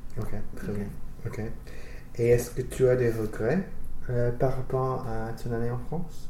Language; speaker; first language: French; non-native, fluent; English